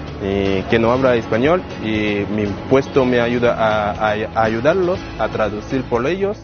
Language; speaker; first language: Spanish; non-native, fluent; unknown